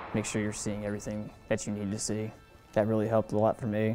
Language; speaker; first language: English; native; English